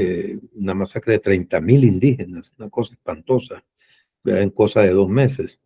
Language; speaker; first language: Spanish; native; Spanish